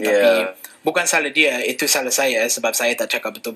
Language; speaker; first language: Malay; non-native, fluent; English